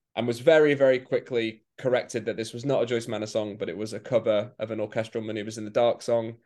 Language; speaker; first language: English; native; English